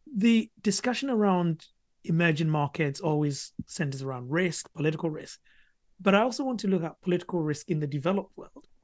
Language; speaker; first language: English; non-native, local second language; Akan